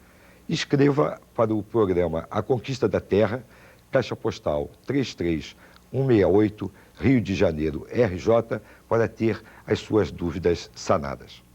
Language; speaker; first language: Portuguese; native; Portuguese